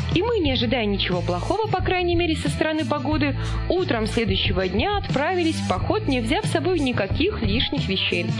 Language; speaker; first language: Russian; non-native, local second language; Belarusian